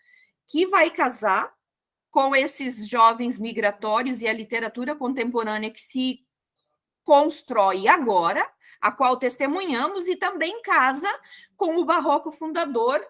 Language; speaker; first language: Portuguese; native; Portuguese